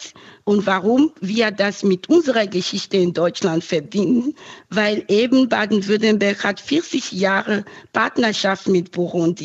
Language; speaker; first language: German; non-native, fluent; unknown